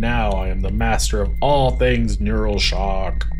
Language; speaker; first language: English; native; English